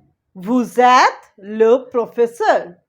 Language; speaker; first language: French; non-native, learner; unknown